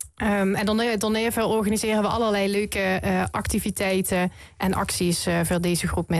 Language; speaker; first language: Dutch; native; Dutch